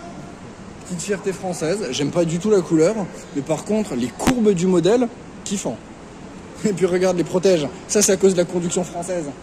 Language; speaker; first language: French; native; French